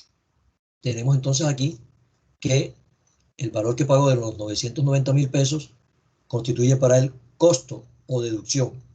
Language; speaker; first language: Spanish; native; Spanish